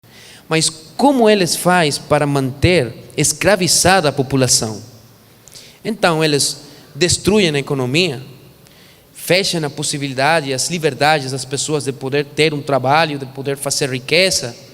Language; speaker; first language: Portuguese; non-native, fluent; Spanish